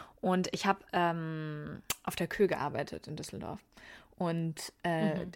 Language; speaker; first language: German; early bilingual, other home language; Persian